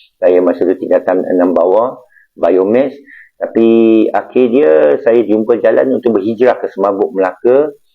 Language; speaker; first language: Malay; non-native, local second language; Chinese